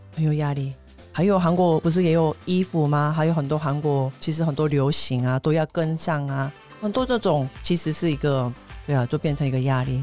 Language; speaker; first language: Chinese; non-native, fluent; Korean